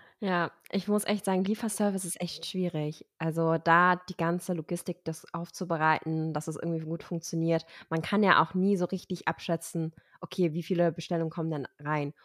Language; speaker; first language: German; native; German